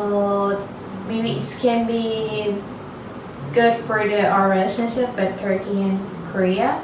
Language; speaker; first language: English; non-native, learner; Turkish